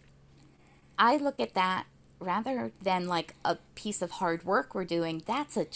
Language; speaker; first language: English; native; English